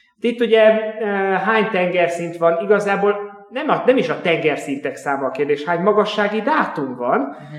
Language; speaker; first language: Hungarian; native; Hungarian